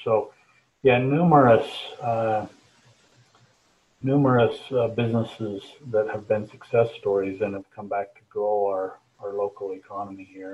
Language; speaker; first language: English; native; English